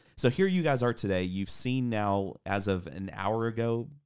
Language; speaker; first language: English; native; English